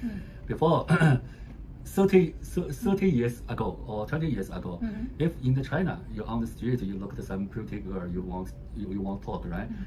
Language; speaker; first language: English; non-native, learner; Chinese